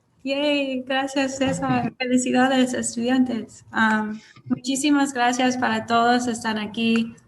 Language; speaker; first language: Spanish; non-native, learner; English